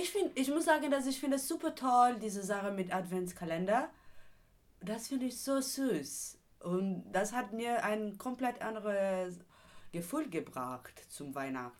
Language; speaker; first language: German; non-native, learner; Portuguese